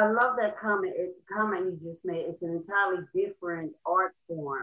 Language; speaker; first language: English; native; English